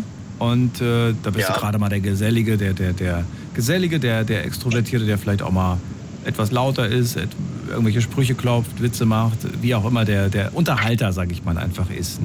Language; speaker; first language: German; native; German